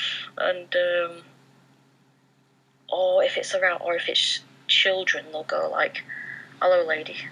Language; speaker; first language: English; native; English